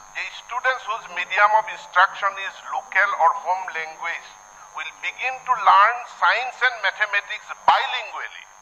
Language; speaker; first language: English; non-native, local second language; Assamese